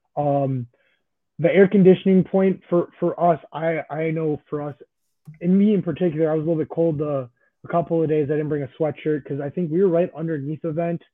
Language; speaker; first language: English; native; English